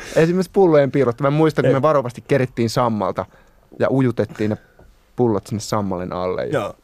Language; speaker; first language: Finnish; native; Finnish